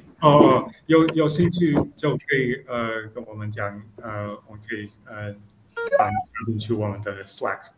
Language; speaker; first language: Chinese; non-native, learner; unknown